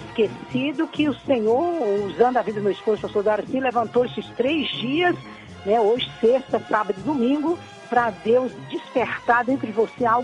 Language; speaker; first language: Portuguese; native; Portuguese